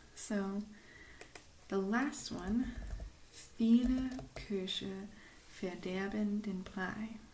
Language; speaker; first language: German; non-native, fluent; English